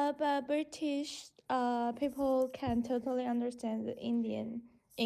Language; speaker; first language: English; non-native, learner; Chinese